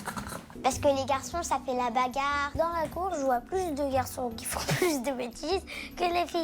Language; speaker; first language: French; native; French